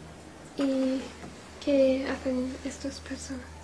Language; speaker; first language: Spanish; non-native, learner; English